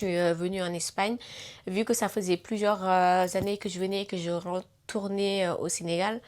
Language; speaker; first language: French; non-native, local second language; Wolof